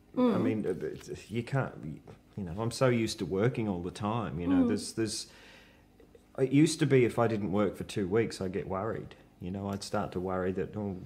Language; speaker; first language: English; native; English